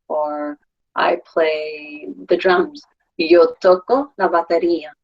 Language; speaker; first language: Spanish; non-native, fluent; English